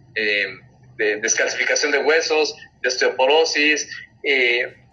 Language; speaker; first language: Spanish; native; Spanish